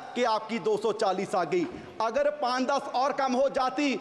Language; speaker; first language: Hindi; native; Hindi